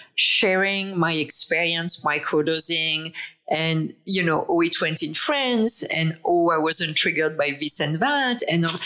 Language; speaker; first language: English; non-native, fluent; French